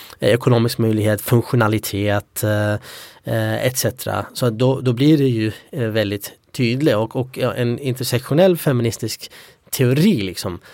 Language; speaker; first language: Swedish; early bilingual, other home language; Kurdish